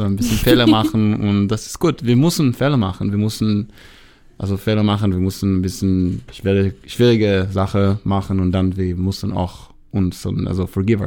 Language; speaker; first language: German; non-native, learner; Hebrew